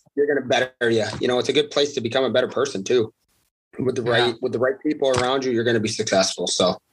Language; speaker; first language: English; non-native, fluent; Uzbek